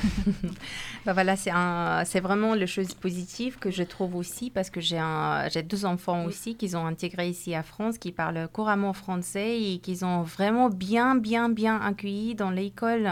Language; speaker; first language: French; non-native, fluent; Persian